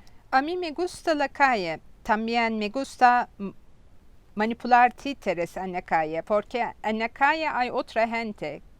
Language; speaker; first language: Spanish; non-native, fluent; Turkish